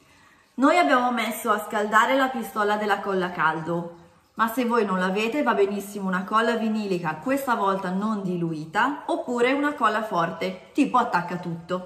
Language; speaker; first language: Italian; native; Italian